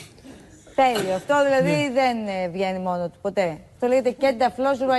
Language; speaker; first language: Greek; native; Greek